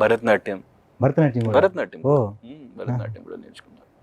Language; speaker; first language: Telugu; non-native, local second language; Hindi